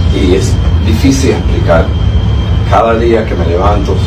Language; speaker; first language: Spanish; early bilingual, heritage; Spanish